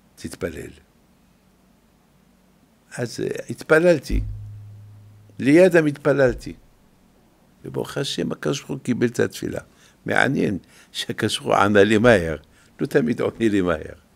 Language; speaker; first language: Hebrew; non-native, fluent; French